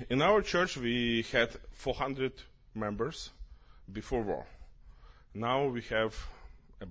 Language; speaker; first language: English; non-native, learner; Ukrainian